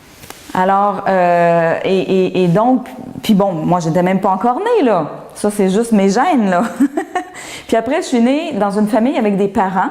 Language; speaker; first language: French; native; French